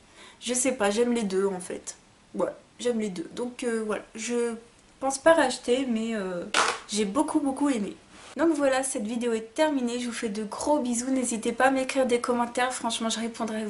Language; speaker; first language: French; native; French